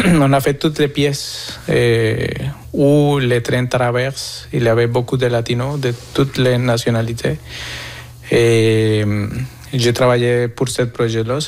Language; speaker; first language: French; non-native, fluent; Spanish